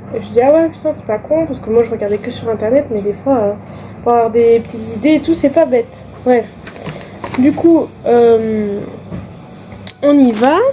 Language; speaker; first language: French; native; French